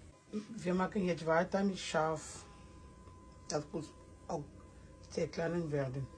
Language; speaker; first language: German; non-native, fluent; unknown